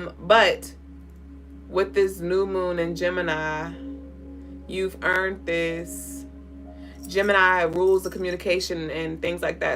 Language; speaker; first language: English; native; English